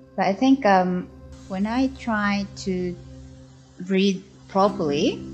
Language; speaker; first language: English; non-native, learner; Japanese